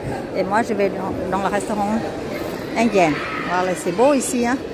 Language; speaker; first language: French; non-native, learner; Vietnamese